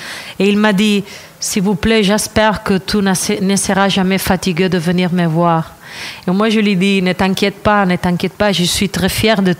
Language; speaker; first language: French; non-native, fluent; Catalan